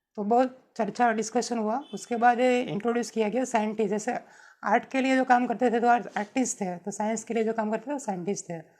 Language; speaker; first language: Hindi; non-native, local second language; Gujarati